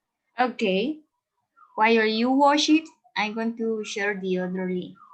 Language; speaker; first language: English; non-native, learner; Spanish